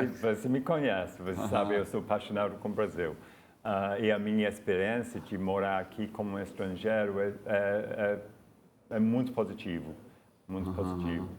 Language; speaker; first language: Portuguese; non-native, fluent; English